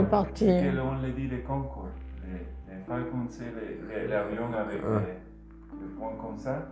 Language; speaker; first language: French; non-native, learner; Spanish